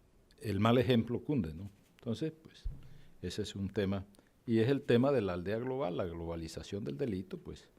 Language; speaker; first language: Spanish; native; Spanish